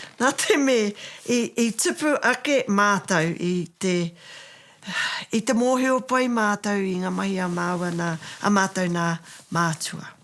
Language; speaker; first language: Māori; native; Māori